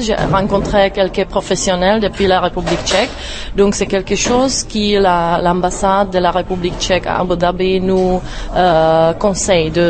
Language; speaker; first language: French; non-native, fluent; Czech